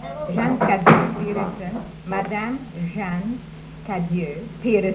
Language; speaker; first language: French; early bilingual, heritage; French